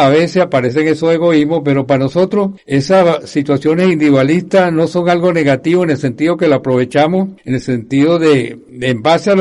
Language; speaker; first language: Spanish; native; Spanish